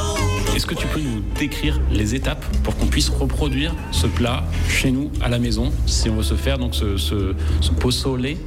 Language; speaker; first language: French; native; French